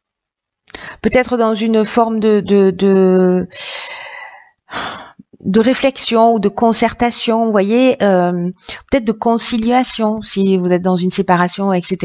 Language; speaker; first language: French; native; French